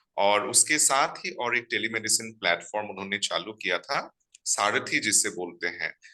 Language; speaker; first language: Hindi; non-native, local second language; Assamese